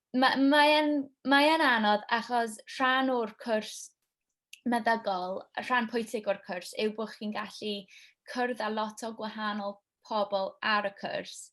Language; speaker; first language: Welsh; non-native, local second language; English